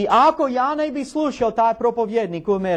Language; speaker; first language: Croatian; non-native, learner; English